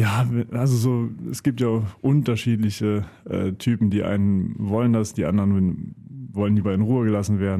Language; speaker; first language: German; native; German